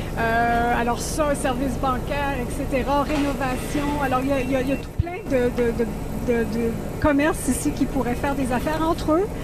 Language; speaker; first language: French; native; French